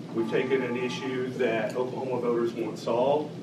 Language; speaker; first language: English; native; English